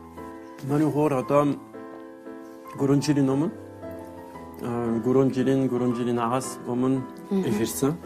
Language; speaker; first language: Mongolian; non-native, learner; French